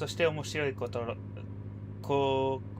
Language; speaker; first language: Japanese; non-native, learner; English